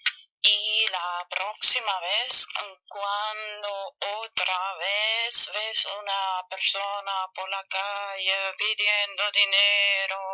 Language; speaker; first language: Spanish; non-native, fluent; German